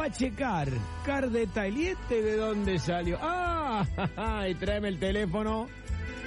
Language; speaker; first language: Spanish; native; Spanish